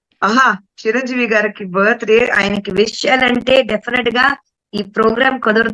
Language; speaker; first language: Telugu; non-native, local second language; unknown